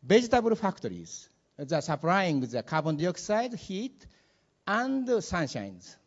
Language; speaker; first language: English; non-native, learner; Japanese